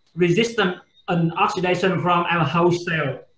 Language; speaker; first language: English; non-native, fluent; Vietnamese